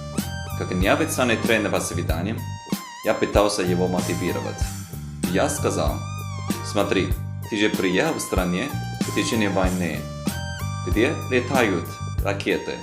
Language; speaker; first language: Russian; non-native, fluent; Chinese